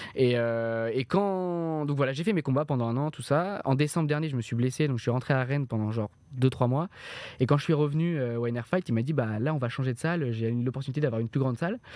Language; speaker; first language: French; native; French